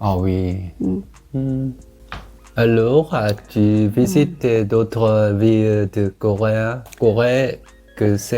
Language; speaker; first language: French; non-native, learner; Korean